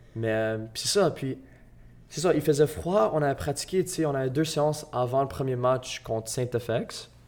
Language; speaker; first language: French; native; French